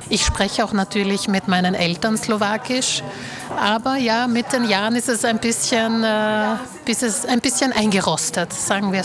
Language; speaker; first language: German; early bilingual, other home language; Slovak